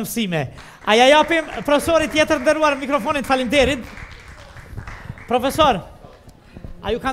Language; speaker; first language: Albanian; native; Albanian